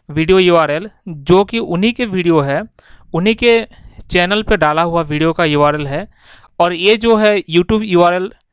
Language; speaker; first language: Hindi; non-native, local second language; Bangla